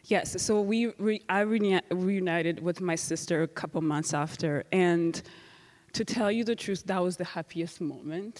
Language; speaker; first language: English; non-native, local second language; Kinyarwanda